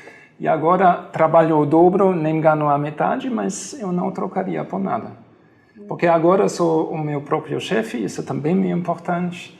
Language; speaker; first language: Portuguese; non-native, fluent; German